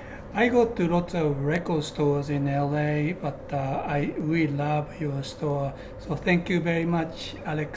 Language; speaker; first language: English; non-native, learner; Japanese